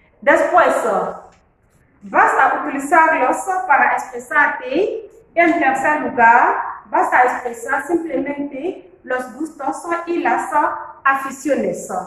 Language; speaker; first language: Spanish; non-native, fluent; French